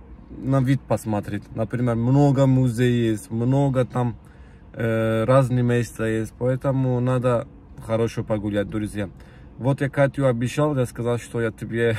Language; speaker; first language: Russian; non-native, learner; Turkish